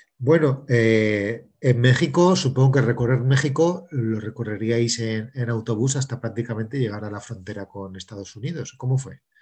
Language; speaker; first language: Spanish; native; Spanish